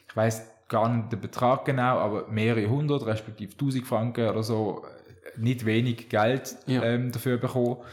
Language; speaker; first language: German; native; German